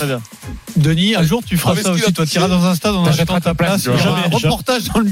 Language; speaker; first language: French; native; French